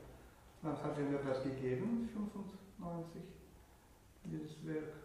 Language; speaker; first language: German; non-native, fluent; Russian